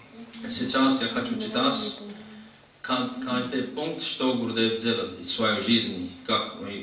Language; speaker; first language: Russian; non-native, learner; Hindi